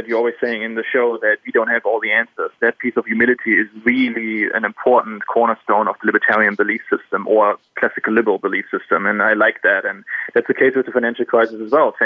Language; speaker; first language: English; non-native, fluent; German